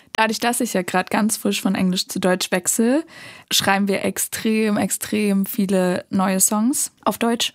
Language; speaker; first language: German; native; German